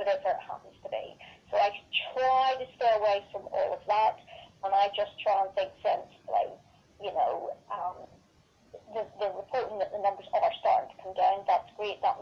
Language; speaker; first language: English; native; English